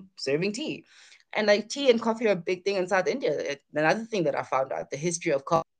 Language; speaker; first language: English; non-native, local second language; Zulu